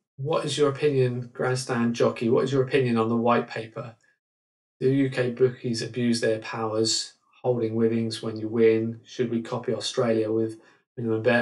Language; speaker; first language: English; native; English